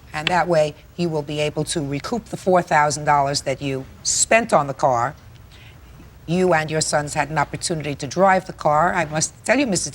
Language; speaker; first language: English; native; English